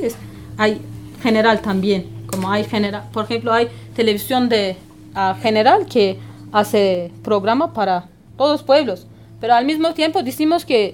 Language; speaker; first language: Spanish; non-native, learner; Kurdish